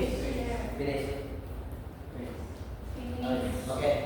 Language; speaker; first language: English; non-native, learner; Indonesian